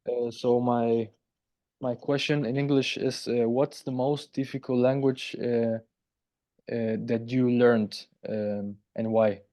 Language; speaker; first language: English; non-native, fluent; Spanish